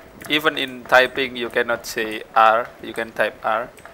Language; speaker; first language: English; non-native, learner; Indonesian